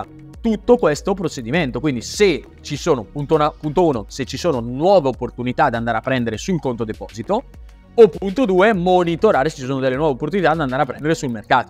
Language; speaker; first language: Italian; native; Italian